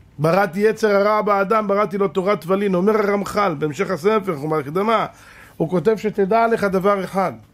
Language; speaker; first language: Hebrew; native; Hebrew